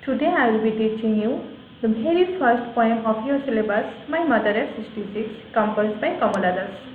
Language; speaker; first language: English; non-native, local second language; Assamese